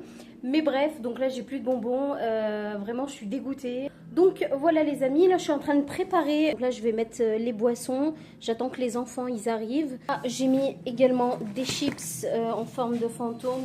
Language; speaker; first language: French; native; French